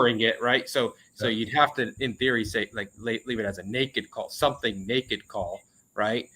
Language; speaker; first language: English; native; English